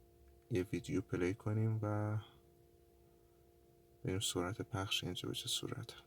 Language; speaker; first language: Persian; native; Persian